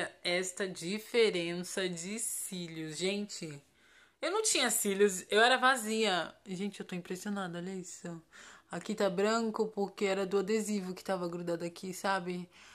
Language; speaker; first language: Portuguese; native; Portuguese